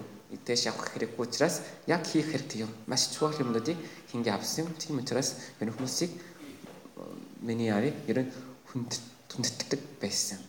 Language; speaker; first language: Mongolian; non-native, fluent; Korean